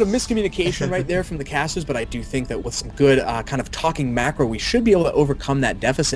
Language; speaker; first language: English; native; English